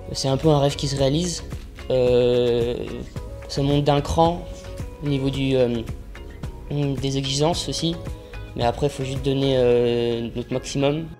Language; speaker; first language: French; early bilingual, other home language; Afrikaans